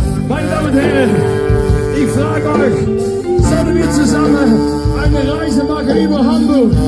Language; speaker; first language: German; non-native, learner; Dutch